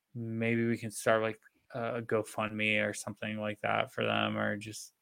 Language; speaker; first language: English; native; English